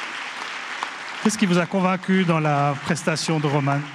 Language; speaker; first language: French; native; French